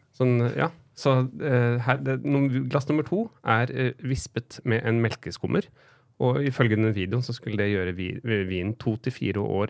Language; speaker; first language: Norwegian; native; Norwegian